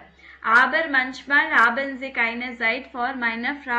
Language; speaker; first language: German; non-native, learner; Tamil